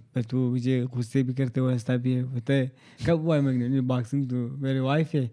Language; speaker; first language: Urdu; non-native, local second language; Hazaragi